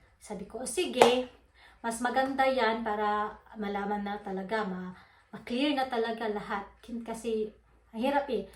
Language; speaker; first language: Filipino; non-native, local second language; Waray